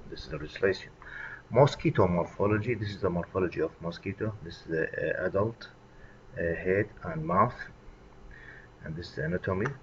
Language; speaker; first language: English; non-native, fluent; Arabic